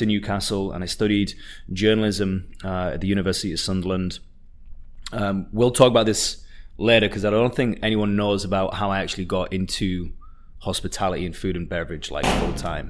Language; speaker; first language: English; native; English